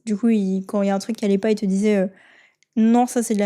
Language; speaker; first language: French; native; French